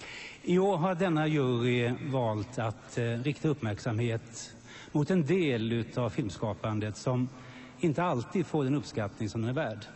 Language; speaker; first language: Swedish; native; Swedish